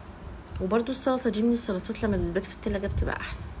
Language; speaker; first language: Arabic; native; Arabic